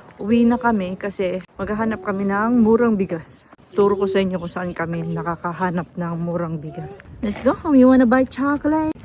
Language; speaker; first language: Filipino; native; Filipino